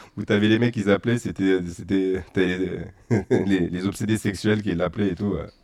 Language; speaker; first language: French; native; French